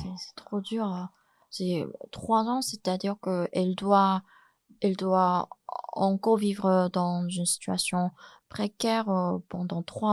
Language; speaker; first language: French; non-native, fluent; Chinese